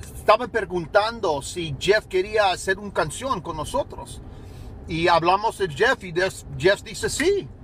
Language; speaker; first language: Spanish; early bilingual, heritage; Spanish